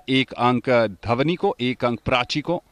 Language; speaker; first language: Hindi; native; Hindi